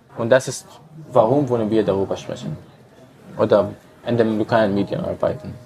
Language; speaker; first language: German; non-native, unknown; Arabic